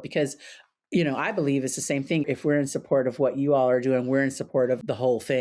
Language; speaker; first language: English; native; English